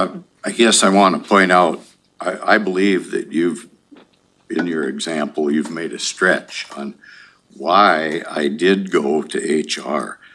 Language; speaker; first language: English; native; English